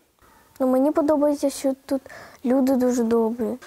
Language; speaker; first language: Ukrainian; non-native, local second language; Russian